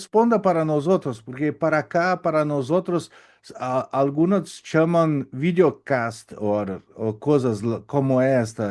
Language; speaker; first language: Spanish; non-native, learner; Portuguese